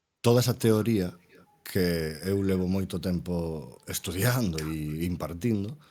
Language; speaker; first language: Galician; non-native, local second language; Spanish